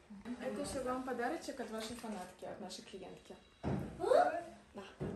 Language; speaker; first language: Russian; non-native, local second language; Uzbek